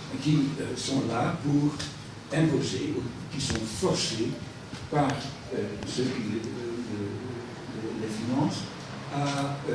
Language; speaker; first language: French; non-native, fluent; Dutch